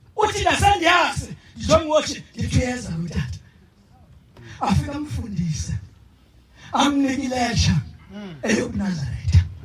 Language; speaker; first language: Zulu; non-native, local second language; Xhosa